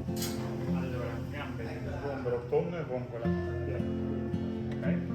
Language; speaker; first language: Italian; native; Italian